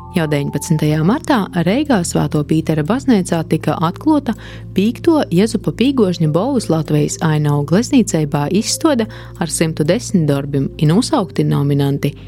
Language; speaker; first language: Latvian; native; Latvian